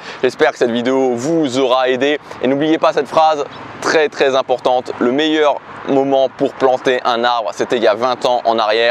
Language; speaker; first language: French; native; French